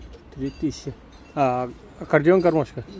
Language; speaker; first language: Russian; non-native, learner; Kyrgyz